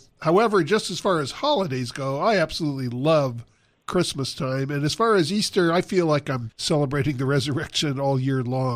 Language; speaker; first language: English; native; English